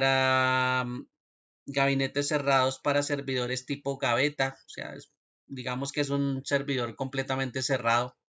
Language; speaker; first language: Spanish; native; Spanish